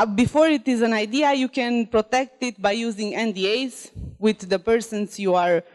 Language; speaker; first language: English; non-native, fluent; Romanian